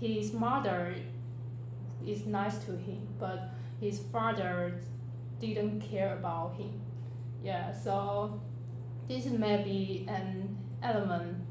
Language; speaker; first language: English; non-native, learner; Chinese